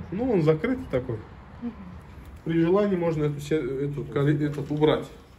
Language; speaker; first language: Russian; non-native, fluent; Turkish